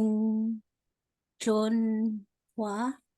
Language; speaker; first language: Korean; non-native, learner; Indonesian